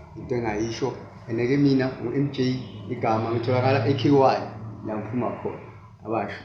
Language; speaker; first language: Zulu; native; Zulu